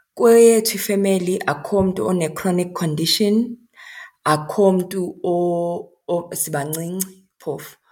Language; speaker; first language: Xhosa; non-native, local second language; Zulu